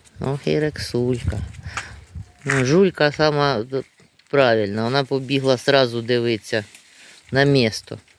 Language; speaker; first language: Ukrainian; native; Ukrainian